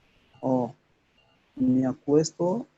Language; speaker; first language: Spanish; non-native, learner; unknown